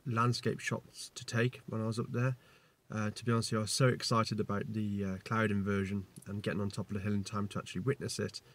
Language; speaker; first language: English; native; English